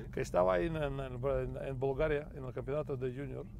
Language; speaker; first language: Spanish; non-native, fluent; Russian